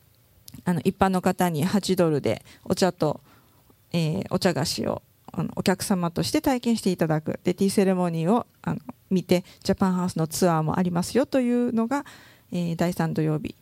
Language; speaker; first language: Japanese; native; Japanese